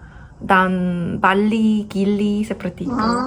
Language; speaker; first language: Indonesian; non-native, learner; Korean